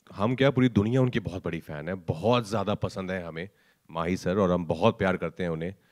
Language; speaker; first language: Hindi; native; Hindi